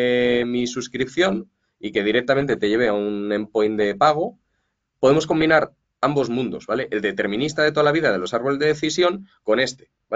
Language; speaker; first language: Spanish; native; Spanish